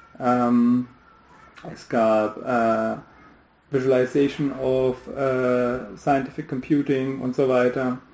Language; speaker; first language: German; non-native, fluent; Hindi